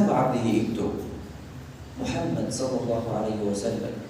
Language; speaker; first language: Indonesian; non-native, fluent; Arabic